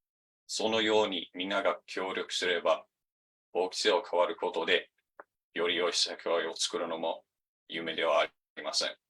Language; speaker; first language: Japanese; non-native, fluent; English